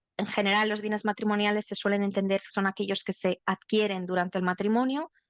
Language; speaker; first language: Spanish; native; Spanish